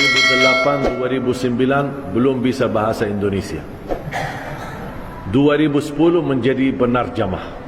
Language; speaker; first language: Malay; non-native, fluent; Arabic